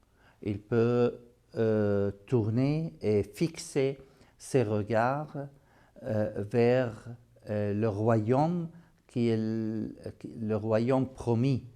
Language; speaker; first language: French; non-native, fluent; Arabic